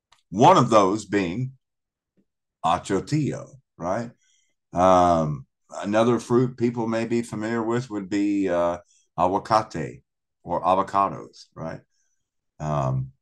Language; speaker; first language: English; native; English